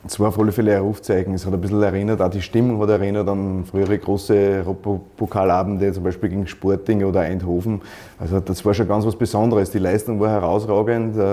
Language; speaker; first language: German; native; German